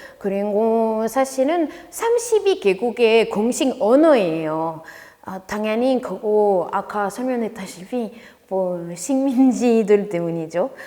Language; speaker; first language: Korean; non-native, fluent; French